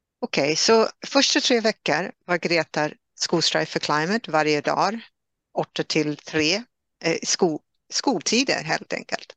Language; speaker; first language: Swedish; non-native, fluent; English